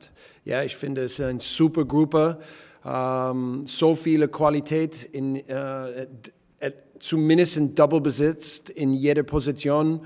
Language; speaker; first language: German; non-native, fluent; English